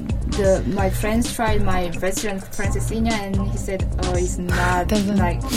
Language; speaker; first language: English; non-native, learner; Korean